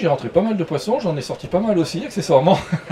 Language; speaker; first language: French; native; French